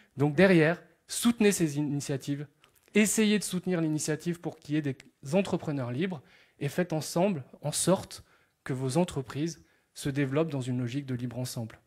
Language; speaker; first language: French; native; French